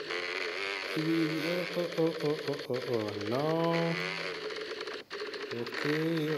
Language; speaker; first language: English; non-native, learner; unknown